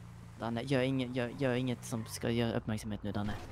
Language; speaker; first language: Swedish; native; Swedish